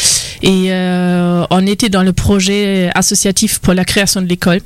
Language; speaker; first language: French; non-native, fluent; German